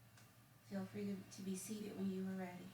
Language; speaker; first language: English; native; English